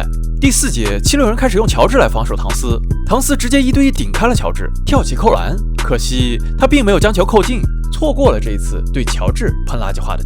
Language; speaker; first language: Chinese; native; Chinese